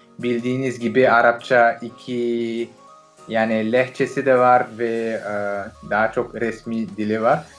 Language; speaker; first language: Turkish; non-native, fluent; French